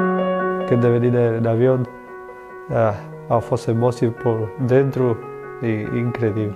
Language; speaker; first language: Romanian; non-native, learner; Spanish